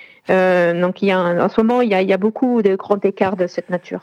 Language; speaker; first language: French; non-native, fluent; German